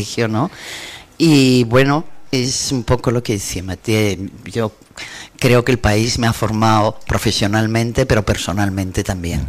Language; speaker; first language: Spanish; native; Spanish